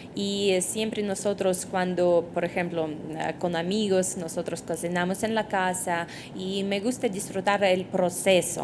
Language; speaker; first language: Spanish; non-native, fluent; Russian